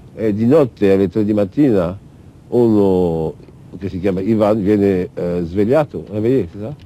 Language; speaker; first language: Italian; non-native, fluent; Arabic